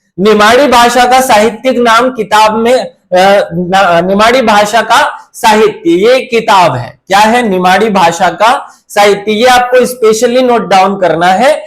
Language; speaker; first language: Hindi; native; Hindi